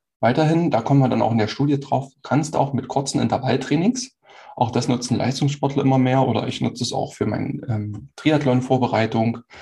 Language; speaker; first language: German; native; German